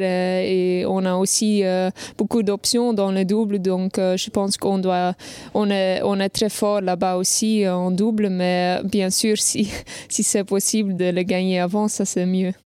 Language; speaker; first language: French; non-native, local second language; Dutch